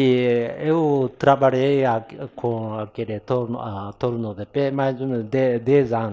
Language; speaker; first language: Portuguese; non-native, fluent; Japanese